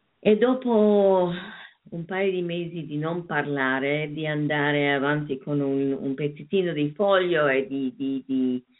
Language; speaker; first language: Italian; non-native, fluent; German